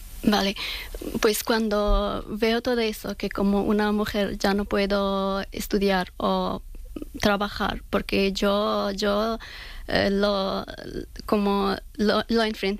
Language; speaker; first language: Spanish; non-native, learner; Persian